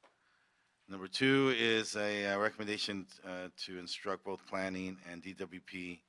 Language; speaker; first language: English; native; English